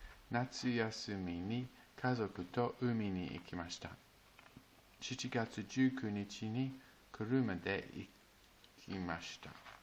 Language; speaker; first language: Japanese; non-native, fluent; English